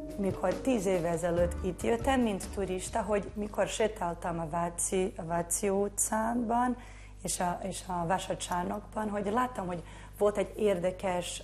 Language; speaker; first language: Hungarian; non-native, learner; Portuguese